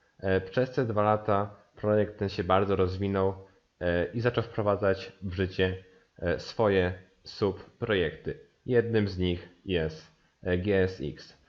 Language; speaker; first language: Polish; native; Polish